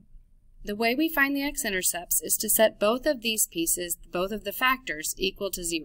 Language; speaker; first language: English; native; English